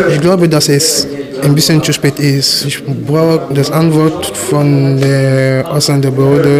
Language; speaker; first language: German; non-native, fluent; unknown